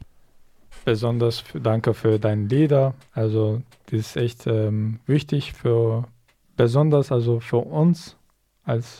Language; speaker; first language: German; non-native, fluent; Kurdish